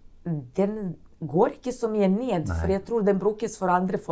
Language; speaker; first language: Norwegian; non-native, fluent; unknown